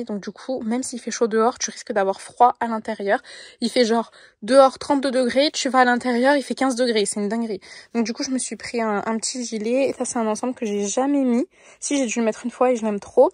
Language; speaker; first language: French; native; French